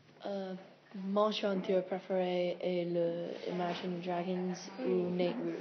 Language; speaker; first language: French; non-native, learner; English